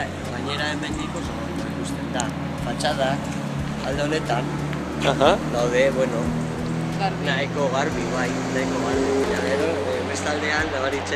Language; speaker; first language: Basque; non-native, local second language; Spanish